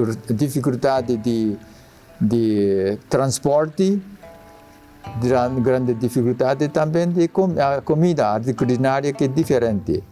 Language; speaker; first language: Portuguese; non-native, learner; Japanese